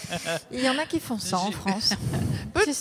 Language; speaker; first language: French; native; French